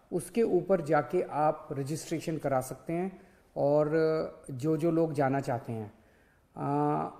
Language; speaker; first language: Hindi; native; Hindi